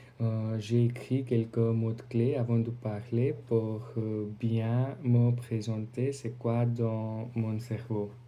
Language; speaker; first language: French; non-native, learner; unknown